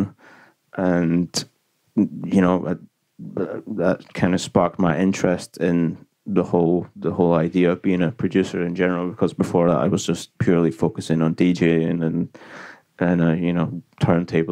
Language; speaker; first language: English; native; English